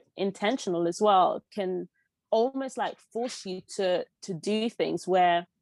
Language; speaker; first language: English; early bilingual, other home language; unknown